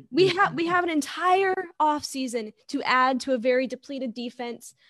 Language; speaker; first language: English; native; English